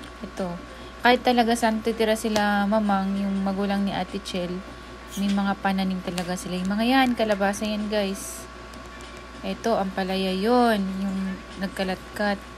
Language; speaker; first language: Filipino; non-native, local second language; Iloko